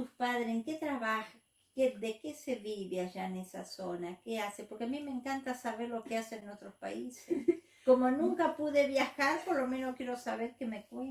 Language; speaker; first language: Spanish; native; Spanish